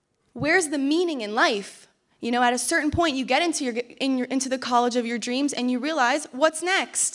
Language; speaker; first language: English; native; English